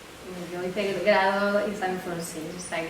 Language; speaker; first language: Spanish; native; Spanish